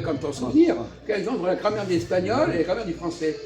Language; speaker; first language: French; native; French